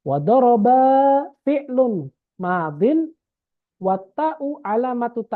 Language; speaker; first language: Arabic; non-native, fluent; Indonesian